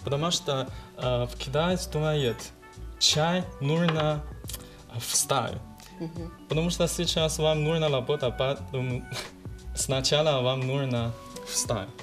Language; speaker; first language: Russian; non-native, learner; Chinese